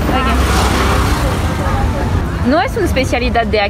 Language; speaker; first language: Spanish; non-native, learner; French